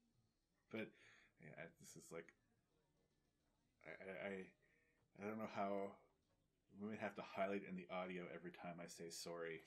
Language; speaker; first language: English; native; English